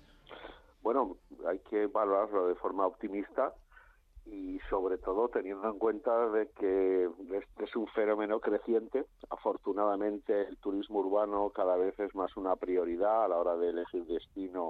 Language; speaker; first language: Spanish; native; Spanish